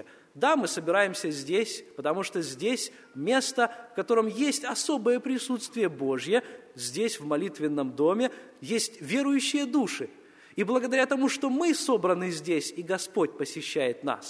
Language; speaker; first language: Russian; native; Russian